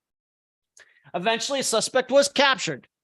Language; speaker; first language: English; native; English